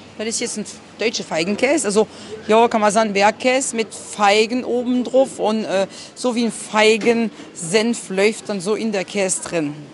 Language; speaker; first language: German; non-native, fluent; French